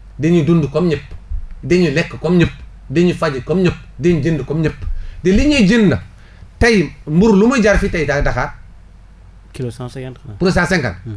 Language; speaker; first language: Wolof; non-native, local second language; Fula